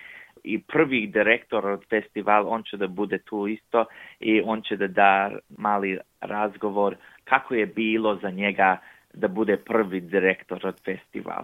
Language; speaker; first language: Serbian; early bilingual, heritage; English